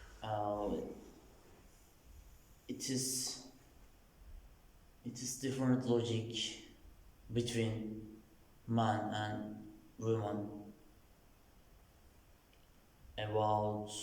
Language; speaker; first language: English; non-native, learner; Turkish